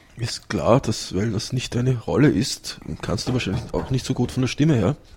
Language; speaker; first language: German; native; German